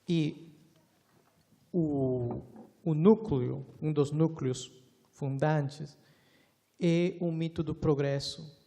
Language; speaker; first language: Portuguese; non-native, fluent; Spanish